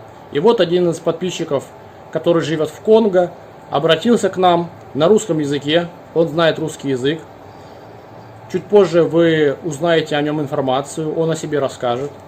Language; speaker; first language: Russian; native; Russian